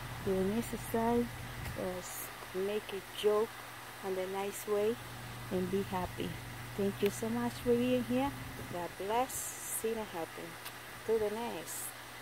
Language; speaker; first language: English; non-native, learner; Spanish